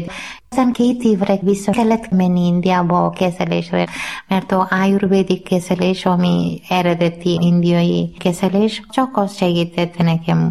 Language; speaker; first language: Hungarian; non-native, learner; Malayalam